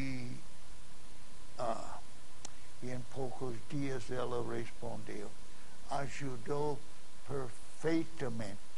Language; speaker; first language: Portuguese; non-native, fluent; English